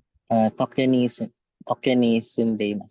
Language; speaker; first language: Japanese; non-native, learner; Filipino